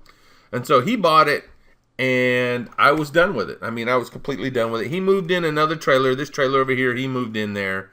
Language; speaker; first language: English; native; English